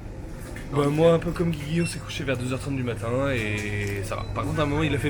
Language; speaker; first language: French; native; French